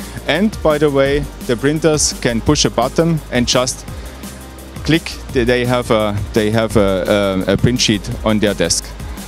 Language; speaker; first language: English; non-native, fluent; German